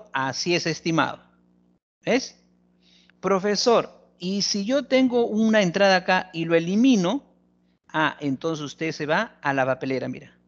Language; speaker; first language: Spanish; native; Spanish